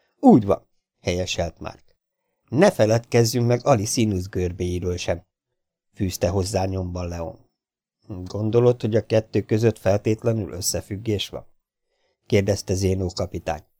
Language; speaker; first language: Hungarian; native; Hungarian